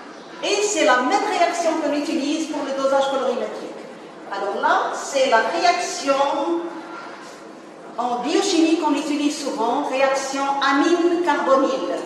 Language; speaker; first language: French; non-native, local second language; Arabic